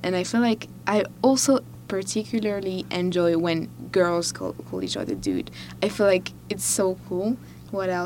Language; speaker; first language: English; non-native, fluent; French